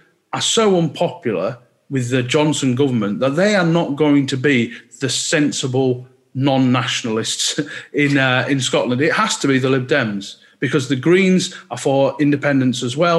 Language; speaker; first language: English; native; English